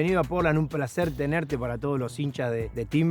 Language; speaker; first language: Spanish; native; Spanish